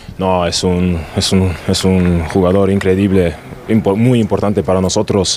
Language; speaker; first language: Spanish; non-native, learner; German